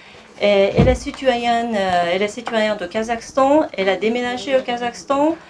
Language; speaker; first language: French; non-native, fluent; Kazakh